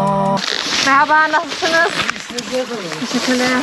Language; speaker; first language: Turkish; non-native, learner; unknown